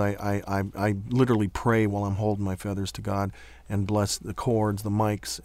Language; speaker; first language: English; native; English